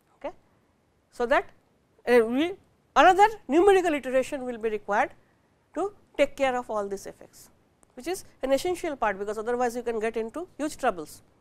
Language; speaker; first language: English; non-native, local second language; Bangla